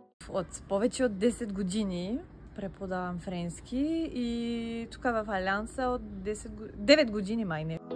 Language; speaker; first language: Bulgarian; non-native, fluent; French